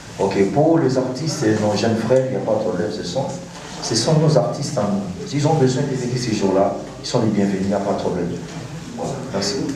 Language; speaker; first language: French; non-native, local second language; Lingala